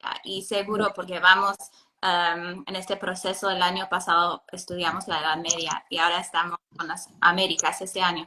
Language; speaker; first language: Spanish; non-native, fluent; English